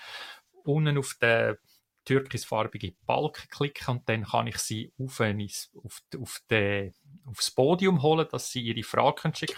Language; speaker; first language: German; native; German